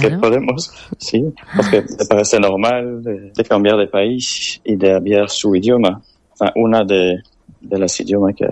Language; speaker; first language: Spanish; non-native, learner; French